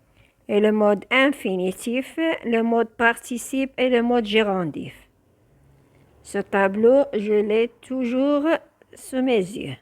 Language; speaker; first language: French; non-native, local second language; Arabic